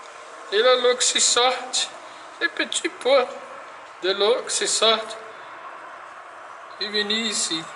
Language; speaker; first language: French; non-native, learner; Portuguese